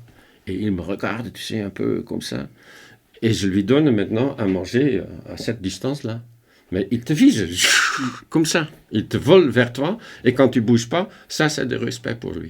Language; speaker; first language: French; non-native, fluent; Dutch